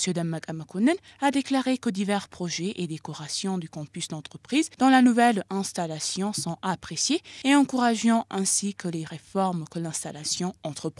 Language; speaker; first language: French; non-native, fluent; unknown